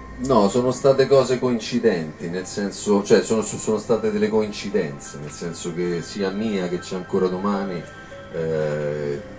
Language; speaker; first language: Italian; native; Italian